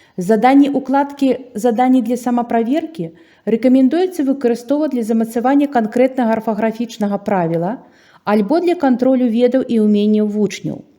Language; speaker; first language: Belarusian; native; Belarusian